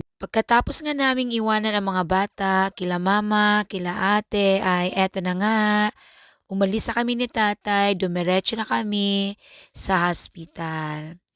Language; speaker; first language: Filipino; native; Filipino